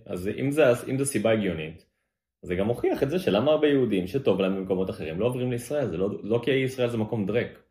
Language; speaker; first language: Hebrew; native; Hebrew